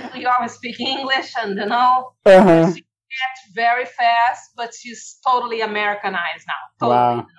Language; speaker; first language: English; non-native, fluent; Portuguese